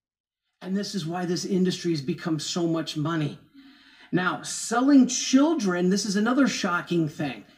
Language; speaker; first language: English; native; English